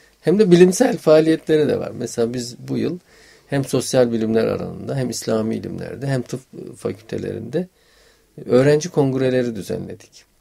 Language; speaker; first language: Turkish; native; Turkish